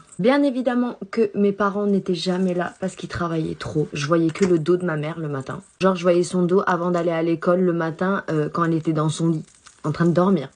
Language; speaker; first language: French; early bilingual, other home language; Chinese